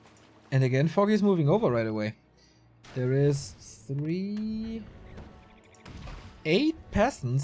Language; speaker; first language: English; non-native, fluent; German